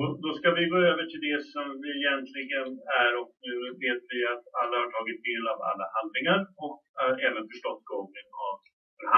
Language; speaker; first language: Swedish; native; Swedish